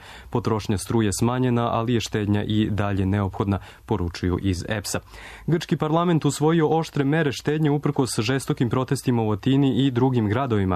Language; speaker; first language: Croatian; native; Croatian